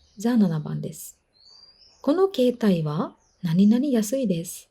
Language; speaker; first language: Japanese; non-native, fluent; Sinhala